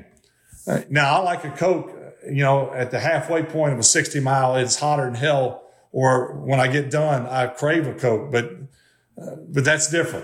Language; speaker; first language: English; native; English